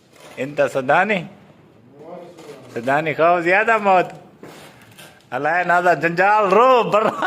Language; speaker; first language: Arabic; non-native, learner; Urdu